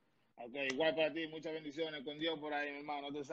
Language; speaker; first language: Spanish; native; Spanish